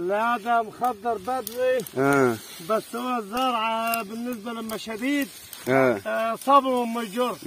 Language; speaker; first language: Arabic; native; Arabic